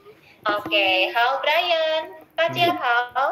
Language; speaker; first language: Chinese; non-native, fluent; Indonesian